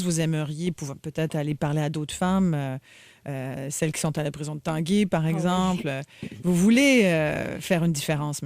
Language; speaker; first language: French; native; French